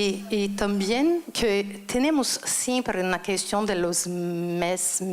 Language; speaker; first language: Spanish; non-native, learner; Portuguese